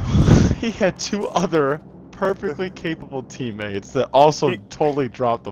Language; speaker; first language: English; native; English